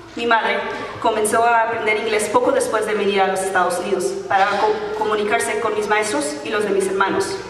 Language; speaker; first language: Spanish; early bilingual, heritage; Spanish